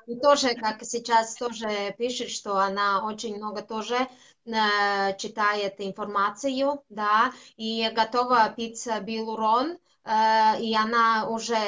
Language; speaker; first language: Russian; non-native, local second language; Latvian